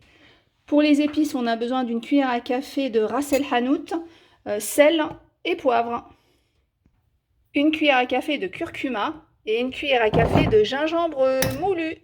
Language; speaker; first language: French; native; French